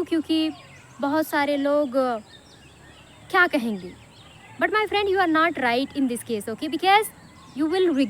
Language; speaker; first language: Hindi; non-native, local second language; Bhojpuri